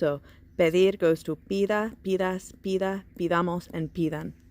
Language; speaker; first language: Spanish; non-native, fluent; English